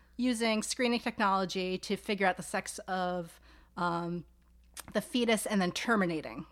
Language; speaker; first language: English; native; English